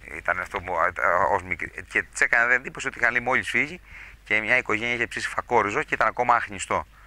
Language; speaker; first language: Greek; native; Greek